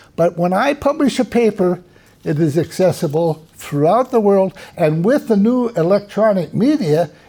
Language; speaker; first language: English; native; English